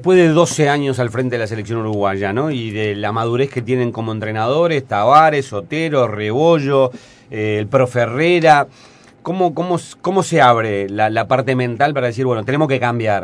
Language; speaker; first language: Spanish; native; Spanish